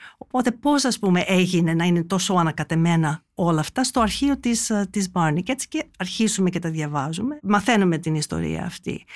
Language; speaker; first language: Greek; early bilingual, heritage; Greek